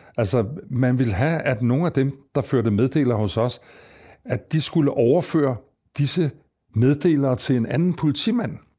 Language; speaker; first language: Danish; native; Danish